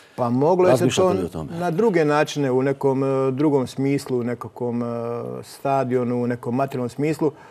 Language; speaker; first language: Croatian; native; Croatian